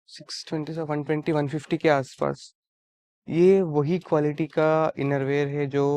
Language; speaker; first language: Hindi; non-native, local second language; Telugu